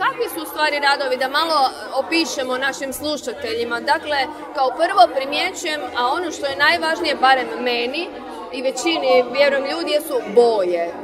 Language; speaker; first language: Croatian; native; Croatian